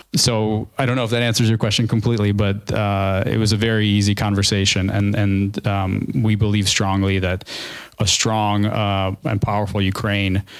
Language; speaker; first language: English; early bilingual, other home language; Ukrainian